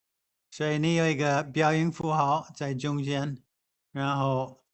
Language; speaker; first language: Chinese; non-native, fluent; English